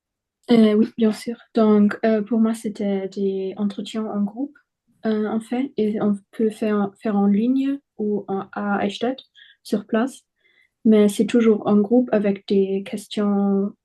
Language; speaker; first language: French; non-native, fluent; German